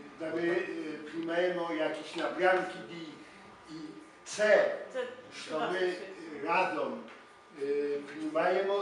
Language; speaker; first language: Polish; non-native, learner; Ukrainian